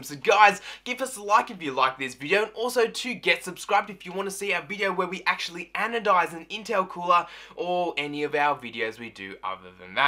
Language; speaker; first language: English; native; English